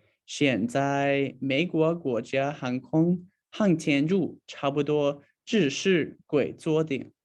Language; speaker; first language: Chinese; non-native, learner; English